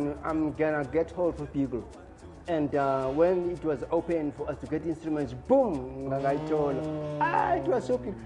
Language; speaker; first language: English; non-native, local second language; Xhosa